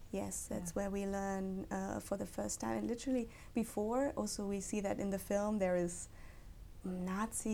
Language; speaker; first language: English; non-native, fluent; German